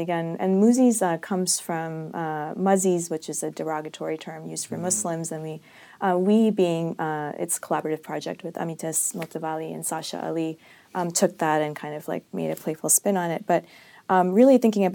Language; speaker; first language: English; non-native, local second language; Urdu